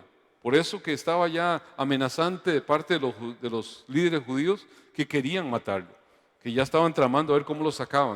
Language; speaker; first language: Spanish; native; Spanish